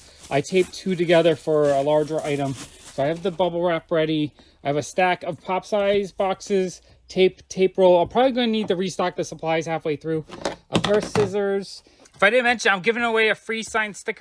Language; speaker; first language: English; native; English